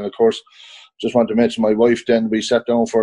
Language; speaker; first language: English; native; English